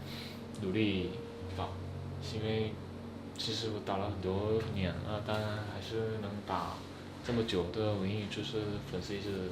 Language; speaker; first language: Chinese; non-native, fluent; Korean